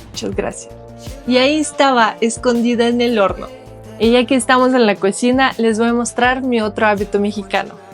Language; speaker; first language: Spanish; non-native, fluent; Russian